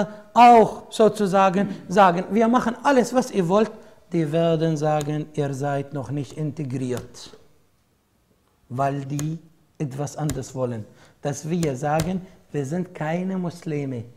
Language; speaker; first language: German; non-native, fluent; Arabic